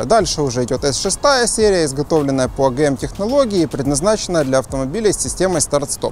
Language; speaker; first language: Russian; native; Russian